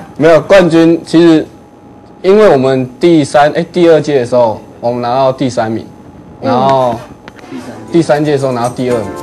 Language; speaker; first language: Chinese; native; Chinese